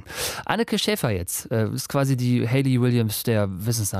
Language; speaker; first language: German; native; German